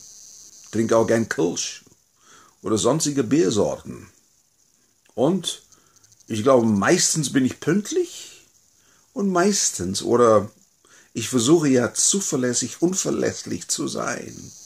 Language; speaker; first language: German; non-native, fluent; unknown